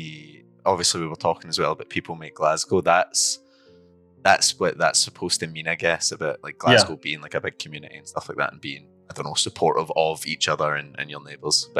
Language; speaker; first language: English; native; English